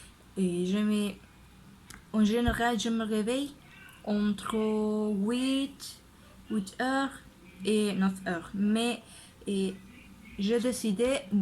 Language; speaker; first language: French; non-native, learner; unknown